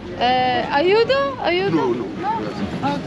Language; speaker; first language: Spanish; non-native, learner; Turkish